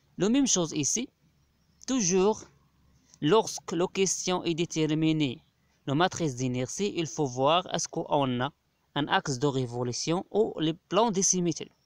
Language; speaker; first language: French; non-native, local second language; Arabic